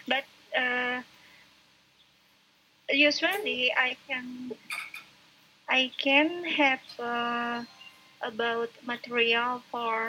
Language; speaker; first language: English; non-native, local second language; Indonesian